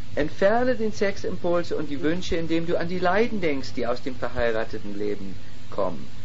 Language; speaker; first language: German; native; German